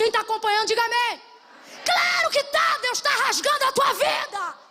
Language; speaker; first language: Portuguese; native; Portuguese